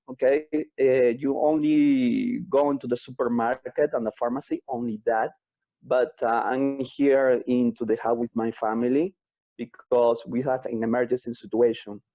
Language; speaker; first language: English; non-native, learner; Spanish